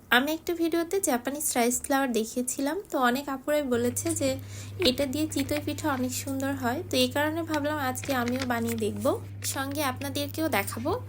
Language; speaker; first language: Bangla; native; Bangla